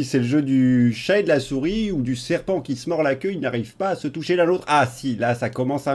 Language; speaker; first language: French; native; French